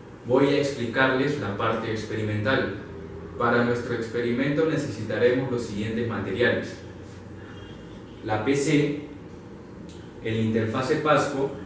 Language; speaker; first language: Spanish; native; Spanish